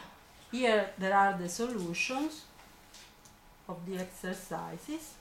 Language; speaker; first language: English; non-native, fluent; Italian